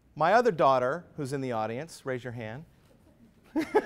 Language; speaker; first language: English; native; English